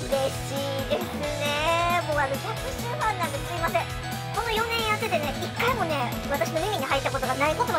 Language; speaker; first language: Japanese; native; Japanese